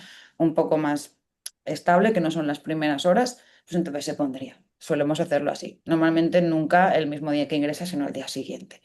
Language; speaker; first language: Spanish; native; Spanish